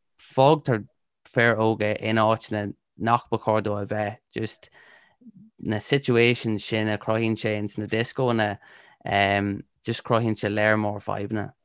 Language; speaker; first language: Irish; non-native, local second language; English